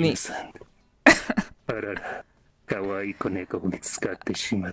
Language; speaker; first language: Japanese; non-native, learner; English